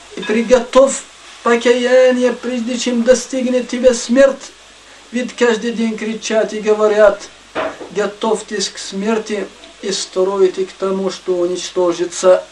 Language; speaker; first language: Russian; non-native, fluent; Arabic